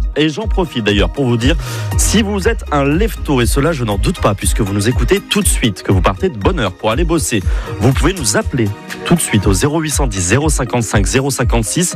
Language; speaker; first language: French; native; French